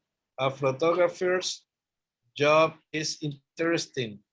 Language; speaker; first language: English; non-native, learner; Spanish